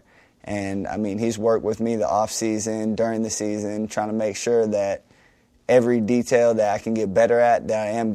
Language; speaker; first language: English; native; English